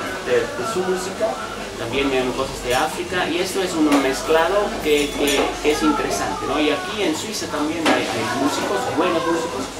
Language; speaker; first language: Spanish; non-native, fluent; German